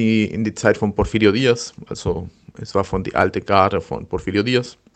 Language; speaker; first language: German; non-native, learner; Spanish